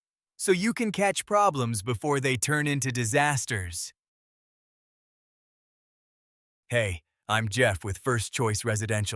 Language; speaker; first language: English; native; English